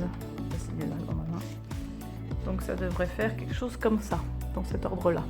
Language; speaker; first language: French; native; French